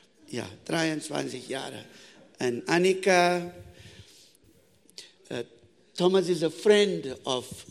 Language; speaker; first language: German; early bilingual, heritage; German